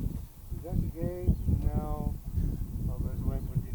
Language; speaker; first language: French; non-native, learner; English